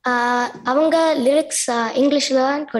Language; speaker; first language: Tamil; early bilingual, heritage; Tamil